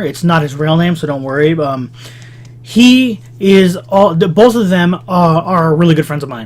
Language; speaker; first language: English; native; English